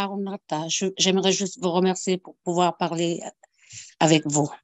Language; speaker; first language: French; non-native, local second language; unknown